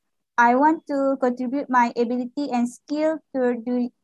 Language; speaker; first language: English; non-native, local second language; Malay